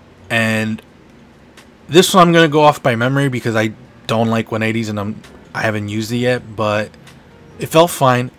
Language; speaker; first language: English; native; English